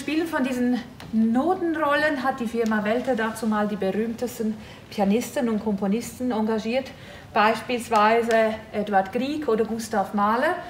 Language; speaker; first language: German; native; German